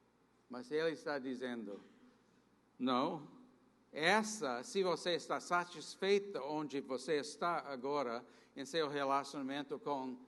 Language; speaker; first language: Portuguese; non-native, fluent; English